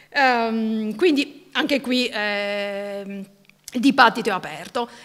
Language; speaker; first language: Italian; native; Italian